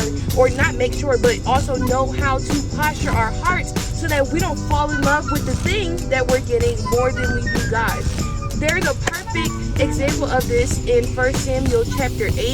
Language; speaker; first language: English; native; English